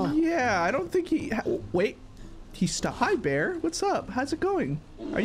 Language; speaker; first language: English; native; English